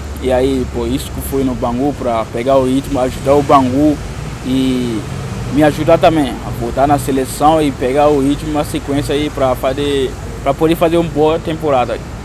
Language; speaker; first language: Portuguese; non-native, fluent; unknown